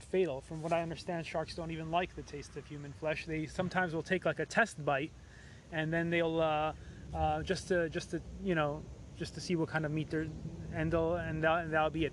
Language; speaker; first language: English; native; English